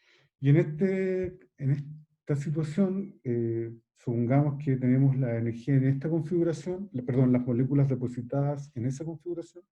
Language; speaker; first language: Spanish; native; Spanish